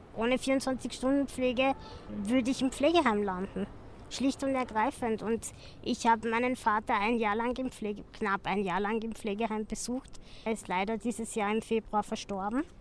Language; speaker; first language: German; native; German